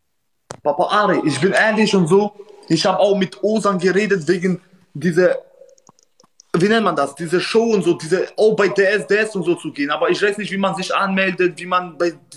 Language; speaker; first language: German; non-native, learner; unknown